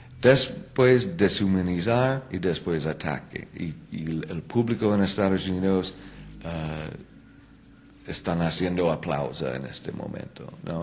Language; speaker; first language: Spanish; non-native, fluent; English